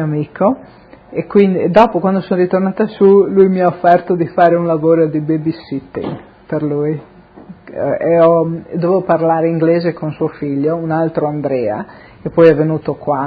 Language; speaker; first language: Italian; native; Italian